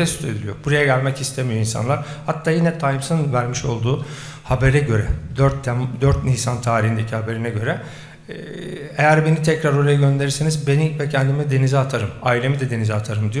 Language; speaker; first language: Turkish; native; Turkish